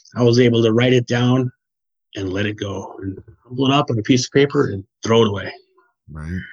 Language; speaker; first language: English; native; English